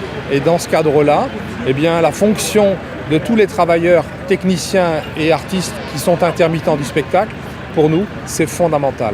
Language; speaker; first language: French; native; French